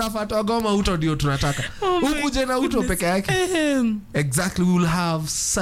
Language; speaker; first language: English; non-native, local second language; Kikuyu